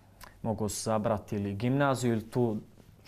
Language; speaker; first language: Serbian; early bilingual, heritage; Croatian